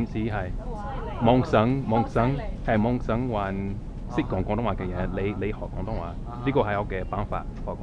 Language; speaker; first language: Cantonese; non-native, learner; English